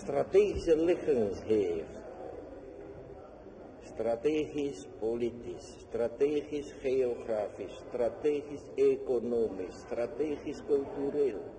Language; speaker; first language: Dutch; non-native, fluent; Indonesian